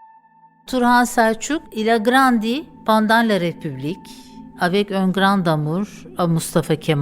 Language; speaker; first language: French; non-native, fluent; Turkish